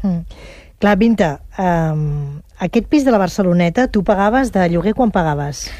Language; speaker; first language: Catalan; native; Catalan